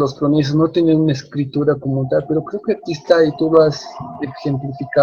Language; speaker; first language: Spanish; native; Spanish